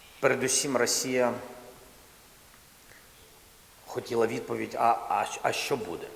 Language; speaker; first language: Ukrainian; non-native, local second language; Russian